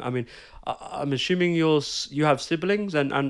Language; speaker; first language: English; early bilingual, other home language; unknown